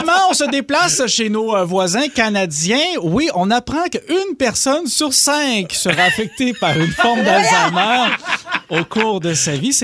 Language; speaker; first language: French; native; French